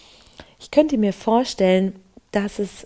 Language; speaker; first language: German; native; German